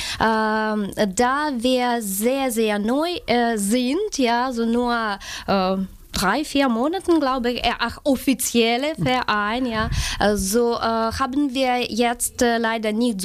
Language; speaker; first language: German; non-native, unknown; Ukrainian